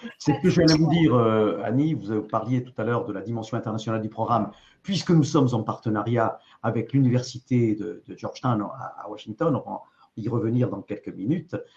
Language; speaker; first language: French; native; French